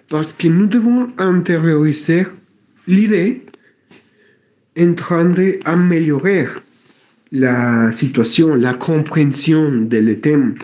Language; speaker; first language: French; non-native, learner; Spanish